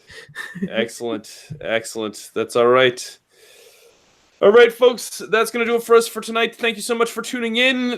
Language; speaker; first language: English; native; English